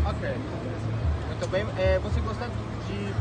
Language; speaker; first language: Portuguese; non-native, learner; French